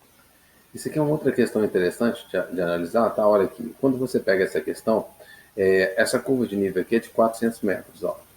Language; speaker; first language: Portuguese; native; Portuguese